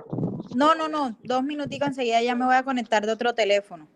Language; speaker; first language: Spanish; native; Spanish